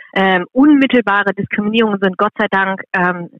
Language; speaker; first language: German; native; German